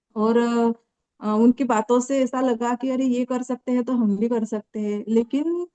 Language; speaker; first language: Hindi; non-native, local second language; Marathi